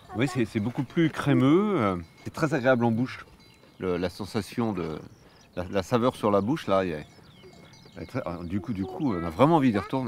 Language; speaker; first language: French; native; French